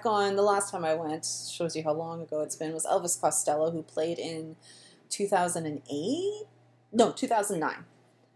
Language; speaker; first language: English; native; English